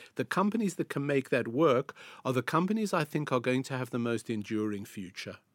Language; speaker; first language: English; native; English